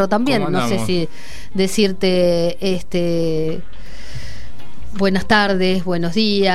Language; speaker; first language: Spanish; native; Spanish